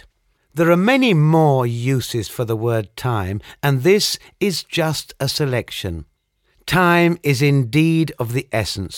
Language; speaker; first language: English; non-native, fluent; Italian